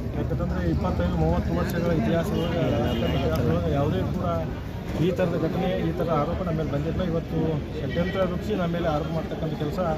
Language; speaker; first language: Kannada; native; Kannada